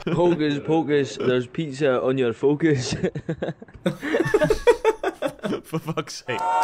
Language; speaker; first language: English; native; English